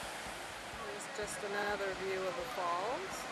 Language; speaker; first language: English; native; English